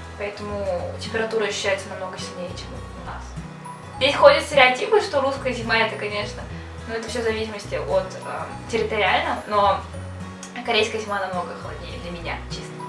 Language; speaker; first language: Russian; native; Russian